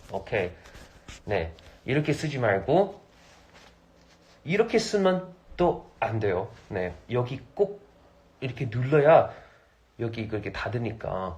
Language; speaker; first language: Korean; non-native, fluent; English